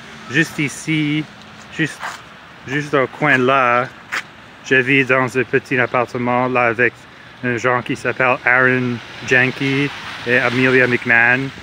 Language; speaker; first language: French; non-native, learner; English